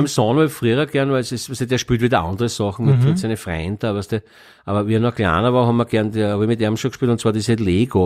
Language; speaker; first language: German; native; German